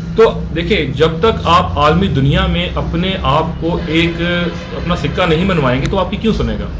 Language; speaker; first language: Urdu; non-native, local second language; Punjabi